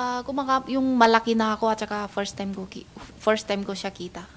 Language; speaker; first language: Filipino; non-native, learner; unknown